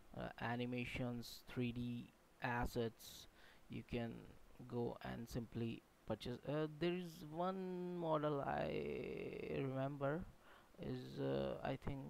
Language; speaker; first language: English; non-native, local second language; Hindi